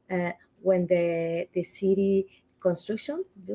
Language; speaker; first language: English; non-native, learner; Spanish